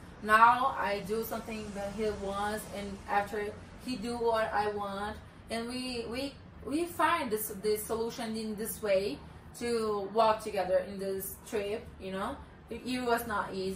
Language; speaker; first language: English; non-native, learner; Portuguese